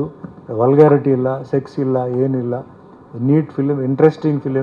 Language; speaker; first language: Kannada; non-native, fluent; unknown